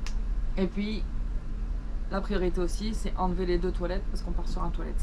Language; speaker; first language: French; native; French